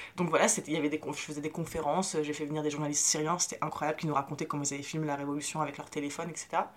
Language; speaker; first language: French; early bilingual, other home language; Arabic